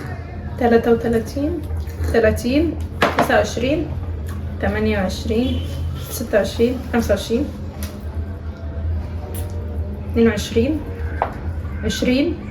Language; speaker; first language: Arabic; native; Arabic